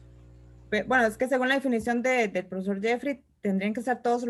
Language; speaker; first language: Spanish; native; Spanish